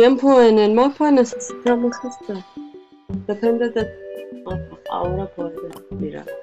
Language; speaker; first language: Spanish; non-native, learner; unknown